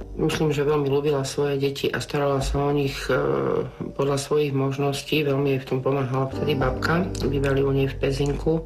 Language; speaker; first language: Slovak; native; Slovak